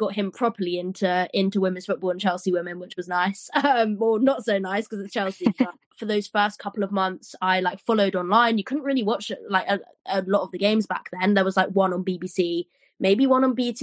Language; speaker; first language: English; native; English